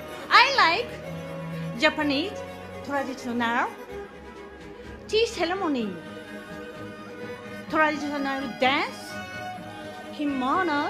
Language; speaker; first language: English; non-native, learner; Japanese